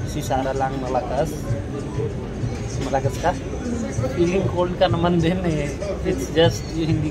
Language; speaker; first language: Filipino; non-native, learner; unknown